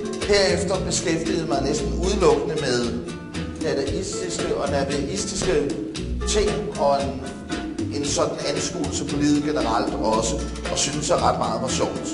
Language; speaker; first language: Danish; native; Danish